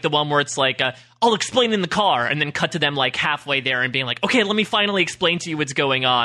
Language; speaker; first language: English; native; English